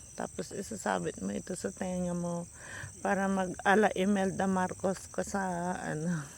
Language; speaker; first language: Filipino; non-native, local second language; Iloko